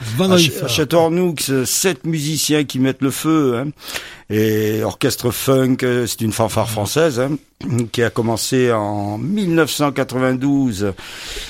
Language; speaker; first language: French; native; French